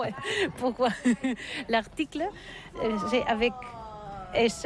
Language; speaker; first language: French; non-native, learner; Catalan